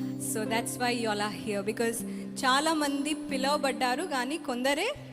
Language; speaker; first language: Telugu; native; Telugu